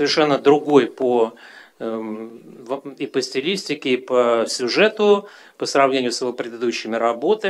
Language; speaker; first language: Russian; native; Russian